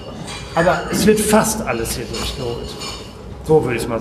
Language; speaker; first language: German; native; German